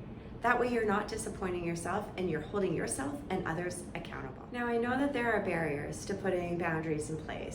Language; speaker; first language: English; native; English